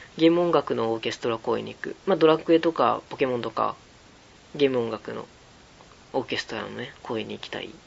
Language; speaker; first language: Japanese; native; Japanese